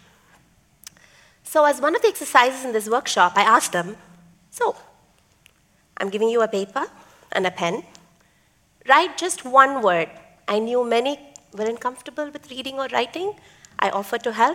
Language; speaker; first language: English; non-native, local second language; Tamil